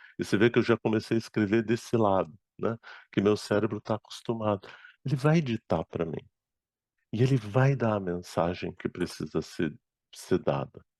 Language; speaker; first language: Portuguese; non-native, fluent; Arabic